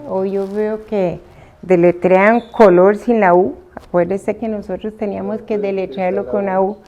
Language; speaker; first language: Spanish; non-native, local second language; English